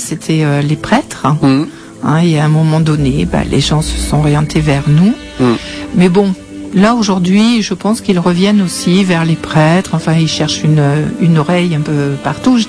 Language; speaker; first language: French; native; French